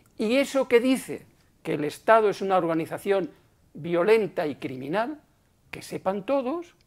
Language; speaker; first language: Spanish; native; Spanish